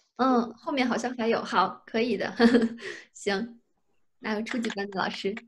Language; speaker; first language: Chinese; native; Chinese